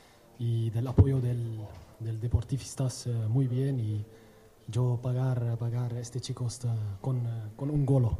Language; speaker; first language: Spanish; non-native, learner; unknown